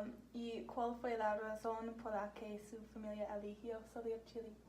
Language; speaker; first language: Spanish; non-native, learner; English